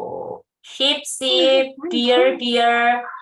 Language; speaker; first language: English; non-native, fluent; Indonesian